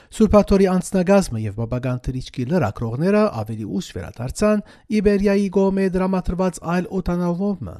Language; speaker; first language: Armenian; native; Armenian